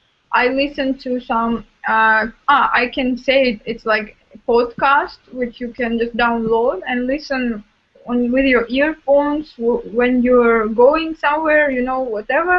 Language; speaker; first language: English; non-native, fluent; Russian